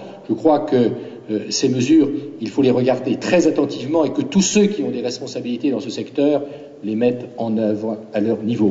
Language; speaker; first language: French; native; French